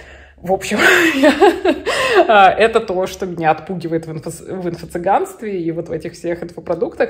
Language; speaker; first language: Russian; native; Russian